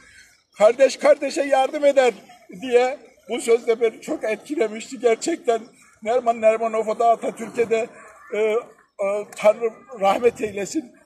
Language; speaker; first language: Turkish; early bilingual, heritage; Turkish